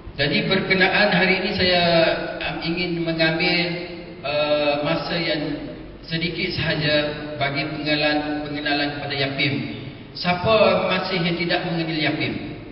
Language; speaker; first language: Malay; native; Malay